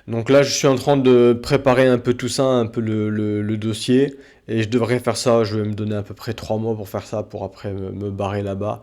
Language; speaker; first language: French; native; French